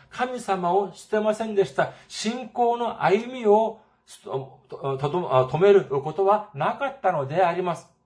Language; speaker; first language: Japanese; non-native, fluent; Korean